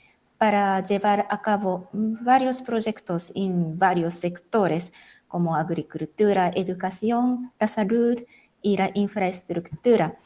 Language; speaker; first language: Spanish; non-native, fluent; Japanese